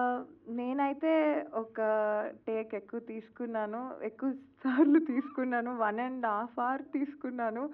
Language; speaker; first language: Telugu; native; Telugu